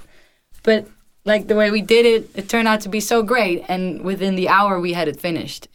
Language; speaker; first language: English; non-native, fluent; Dutch